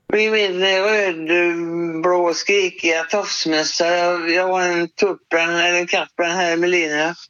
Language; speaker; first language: Swedish; native; Swedish